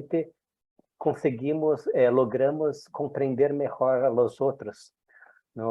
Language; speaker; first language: Spanish; non-native, fluent; Portuguese